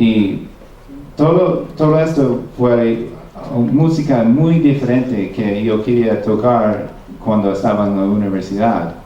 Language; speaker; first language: Spanish; non-native, fluent; English